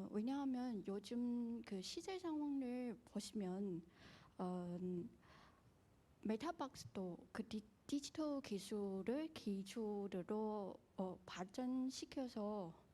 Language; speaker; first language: Korean; non-native, fluent; Chinese